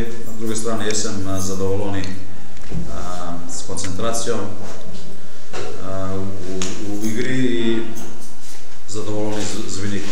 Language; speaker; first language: Polish; non-native, learner; Slovenian